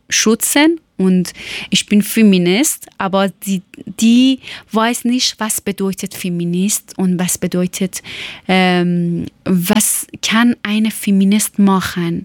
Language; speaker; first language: German; non-native, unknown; Persian